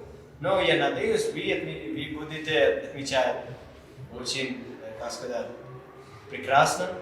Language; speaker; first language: Russian; non-native, learner; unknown